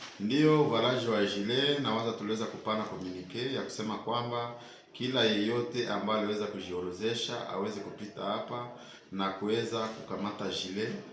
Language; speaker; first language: Swahili; native; Swahili